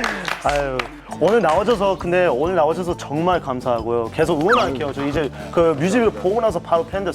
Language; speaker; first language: Korean; non-native, fluent; English